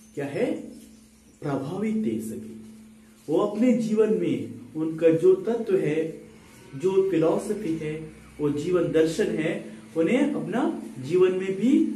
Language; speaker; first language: Hindi; non-native, local second language; Kannada